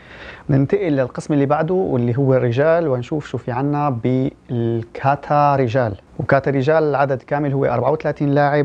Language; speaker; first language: Arabic; early bilingual, heritage; Arabic